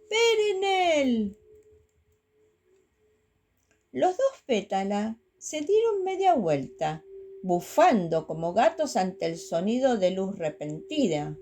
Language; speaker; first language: Spanish; native; Spanish